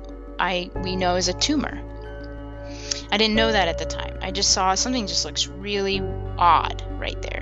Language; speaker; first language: English; native; English